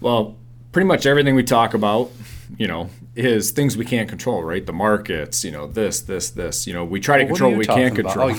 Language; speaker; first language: English; native; English